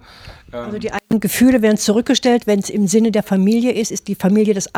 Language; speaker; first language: German; native; German